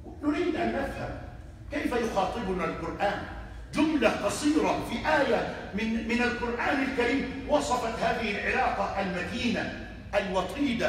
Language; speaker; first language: Arabic; native; Arabic